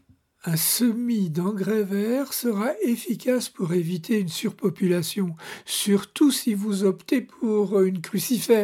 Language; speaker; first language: French; native; French